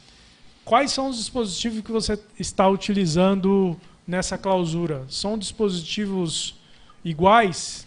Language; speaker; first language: Portuguese; native; Portuguese